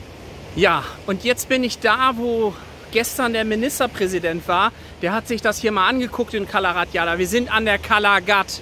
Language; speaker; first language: German; native; German